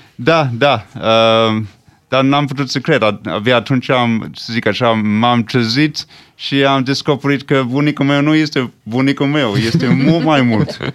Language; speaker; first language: Romanian; non-native, fluent; English